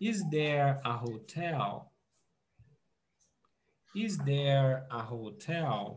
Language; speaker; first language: English; non-native, fluent; Portuguese